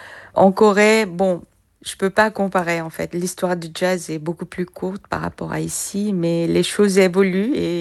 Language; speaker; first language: French; non-native, fluent; Korean